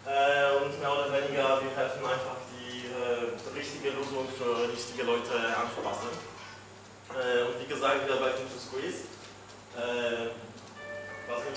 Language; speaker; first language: German; non-native, fluent; Polish